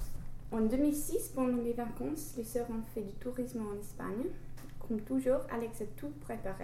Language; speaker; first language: French; non-native, learner; English